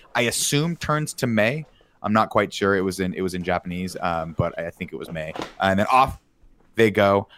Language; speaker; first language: English; native; English